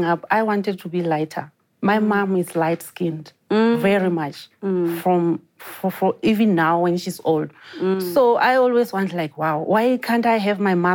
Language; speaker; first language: English; non-native, local second language; Venda